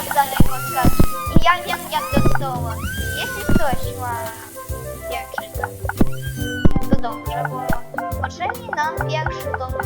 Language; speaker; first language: Polish; non-native, learner; Ukrainian